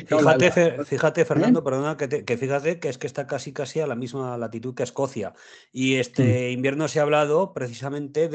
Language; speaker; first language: Spanish; native; Spanish